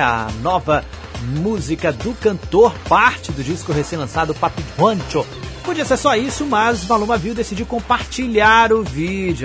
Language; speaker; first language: Portuguese; native; Portuguese